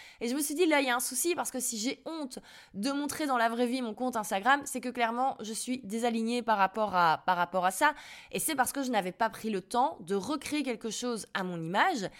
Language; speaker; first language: French; native; French